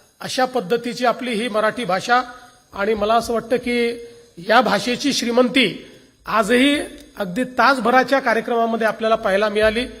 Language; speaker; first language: Marathi; native; Marathi